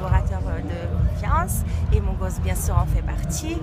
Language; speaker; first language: French; non-native, fluent; Italian